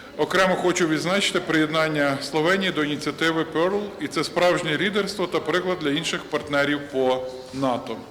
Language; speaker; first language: Ukrainian; native; Ukrainian